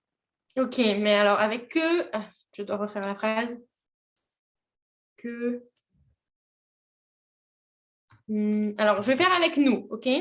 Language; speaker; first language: French; non-native, learner; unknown